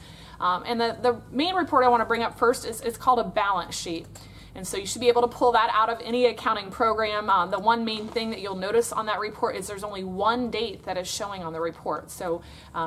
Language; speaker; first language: English; native; English